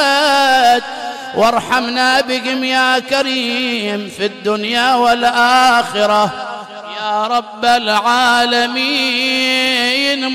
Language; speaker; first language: Arabic; native; Arabic